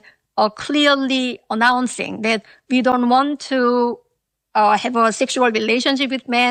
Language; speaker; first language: English; non-native, fluent; Korean